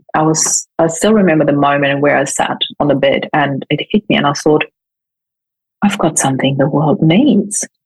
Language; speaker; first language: English; non-native, fluent; German